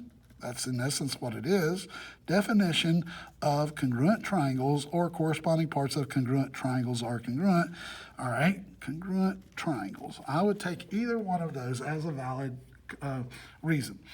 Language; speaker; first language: English; native; English